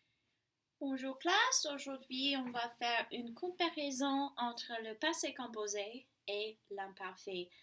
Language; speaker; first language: French; non-native, fluent; English